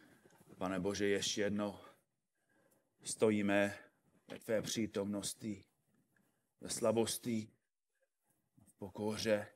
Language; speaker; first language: Czech; non-native, fluent; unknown